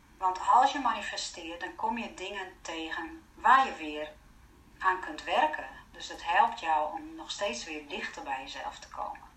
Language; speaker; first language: Dutch; non-native, fluent; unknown